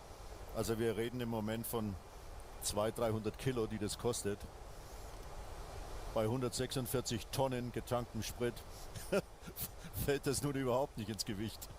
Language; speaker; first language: German; native; German